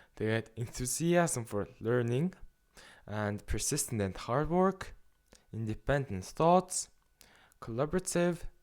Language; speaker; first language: English; non-native, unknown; Mongolian